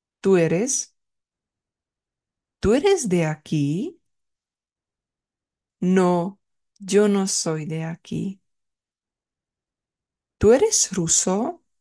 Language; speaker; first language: Spanish; non-native, fluent; Czech